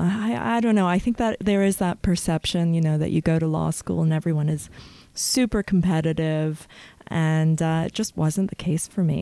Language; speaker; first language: English; native; English